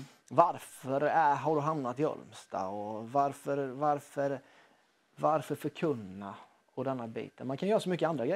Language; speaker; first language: Swedish; native; Swedish